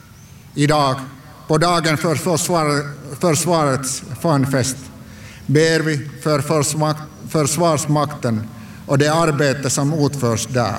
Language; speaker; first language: Swedish; non-native, local second language; Finnish